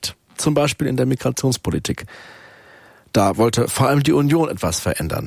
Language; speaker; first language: German; native; German